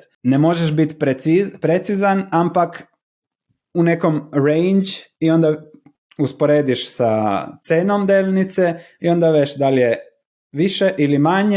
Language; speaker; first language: Slovenian; non-native, learner; Croatian